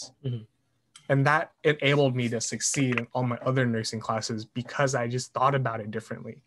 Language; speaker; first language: English; native; English